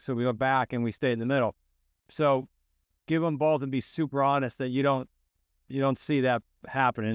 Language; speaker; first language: English; native; English